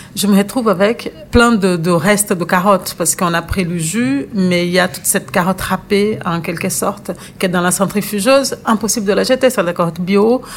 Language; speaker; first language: French; non-native, fluent; Portuguese